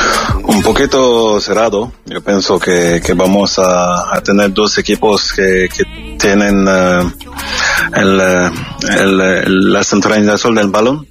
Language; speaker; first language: Spanish; non-native, fluent; French